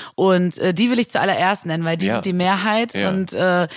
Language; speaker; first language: German; native; German